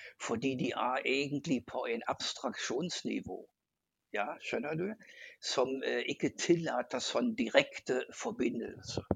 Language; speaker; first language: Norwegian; non-native, fluent; German